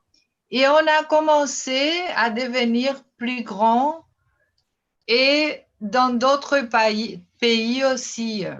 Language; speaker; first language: French; non-native, fluent; Portuguese